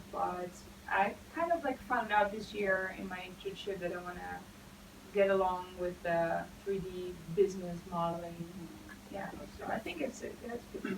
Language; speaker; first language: English; non-native, fluent; Dutch